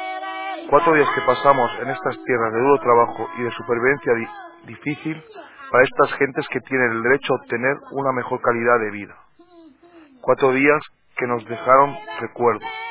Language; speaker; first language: Spanish; native; Spanish